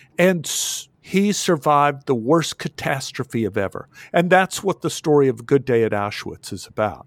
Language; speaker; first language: English; native; English